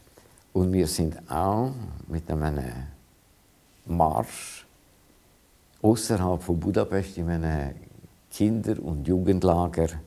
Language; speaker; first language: German; non-native, fluent; Hungarian